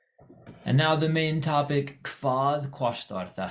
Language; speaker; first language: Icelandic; non-native, learner; English